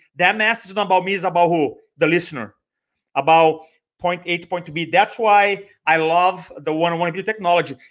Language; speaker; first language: English; non-native, fluent; Portuguese